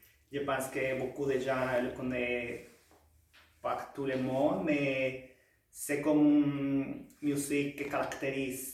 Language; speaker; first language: French; non-native, learner; Spanish